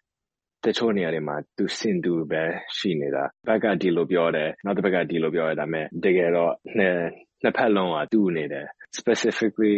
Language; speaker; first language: Burmese; early bilingual, heritage; Burmese